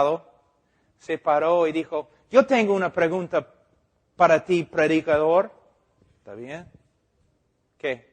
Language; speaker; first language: Spanish; non-native, fluent; English